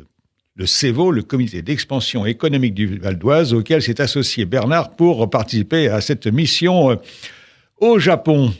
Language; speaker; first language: French; native; French